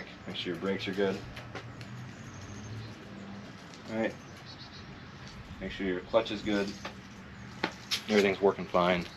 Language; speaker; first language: English; native; English